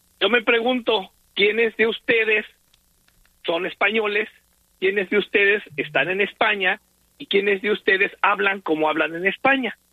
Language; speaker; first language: Spanish; native; Spanish